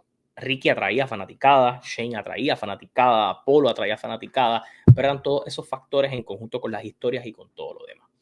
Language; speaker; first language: Spanish; native; Spanish